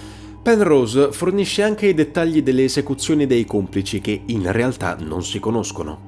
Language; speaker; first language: Italian; native; Italian